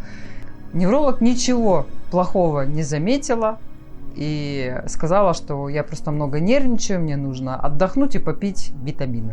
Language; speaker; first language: Russian; native; Russian